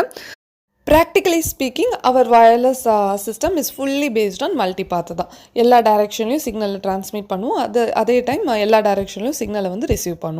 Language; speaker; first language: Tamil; native; Tamil